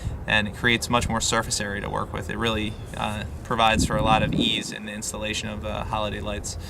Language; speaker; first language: English; native; English